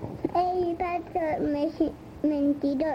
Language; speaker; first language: Spanish; early bilingual, heritage; Spanish